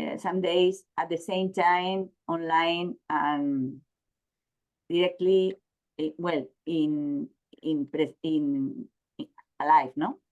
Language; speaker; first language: English; non-native, learner; Spanish